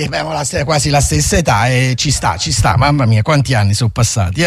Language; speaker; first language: Italian; native; Italian